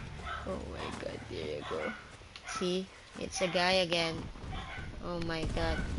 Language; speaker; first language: English; non-native, local second language; Filipino